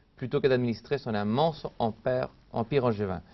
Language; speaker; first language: French; non-native, fluent; Spanish